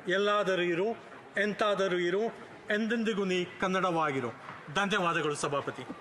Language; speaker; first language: Kannada; native; Kannada